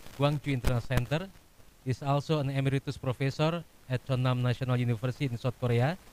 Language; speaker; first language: English; non-native, fluent; Indonesian